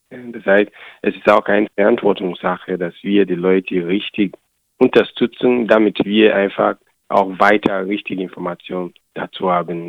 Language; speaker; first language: German; non-native, learner; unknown